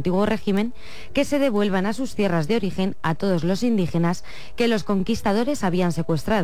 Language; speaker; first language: Spanish; native; Spanish